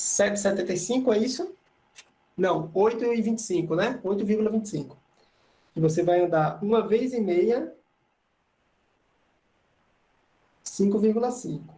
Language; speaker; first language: Portuguese; native; Portuguese